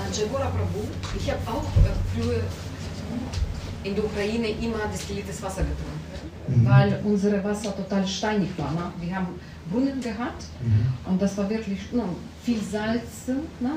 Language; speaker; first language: German; non-native, learner; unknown